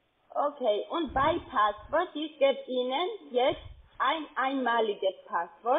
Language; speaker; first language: German; non-native, fluent; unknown